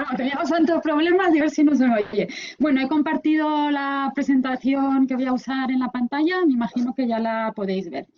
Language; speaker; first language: Spanish; native; Spanish